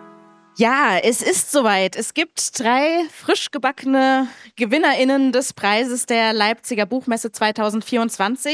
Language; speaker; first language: German; native; German